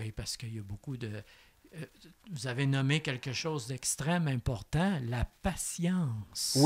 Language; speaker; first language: French; native; French